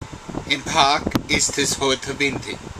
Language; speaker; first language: German; non-native, learner; English